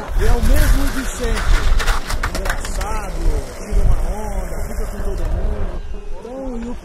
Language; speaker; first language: Portuguese; native; Portuguese